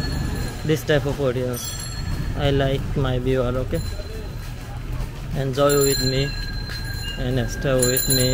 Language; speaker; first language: English; non-native, learner; Bangla